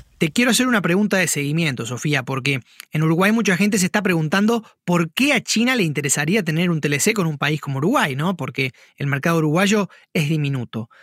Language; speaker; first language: Spanish; native; Spanish